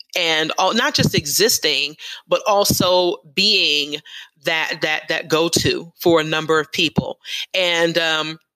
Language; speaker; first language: English; native; English